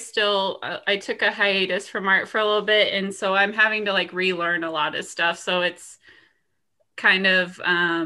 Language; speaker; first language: English; native; English